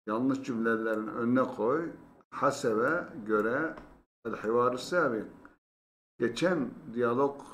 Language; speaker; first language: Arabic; non-native, fluent; Turkish